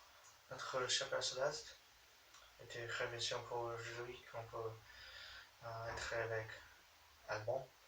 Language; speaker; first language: French; non-native, learner; English